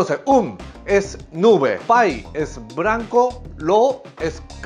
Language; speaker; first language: Spanish; non-native, learner; Japanese